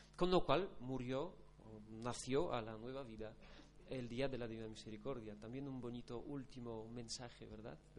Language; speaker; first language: Spanish; non-native, fluent; Polish